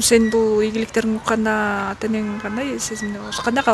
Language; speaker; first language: Kyrgyz; native; Kyrgyz